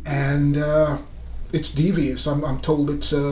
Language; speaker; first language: English; native; English